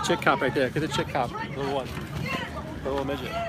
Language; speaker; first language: English; native; English